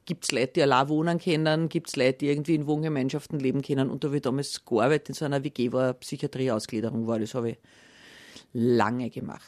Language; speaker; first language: German; native; German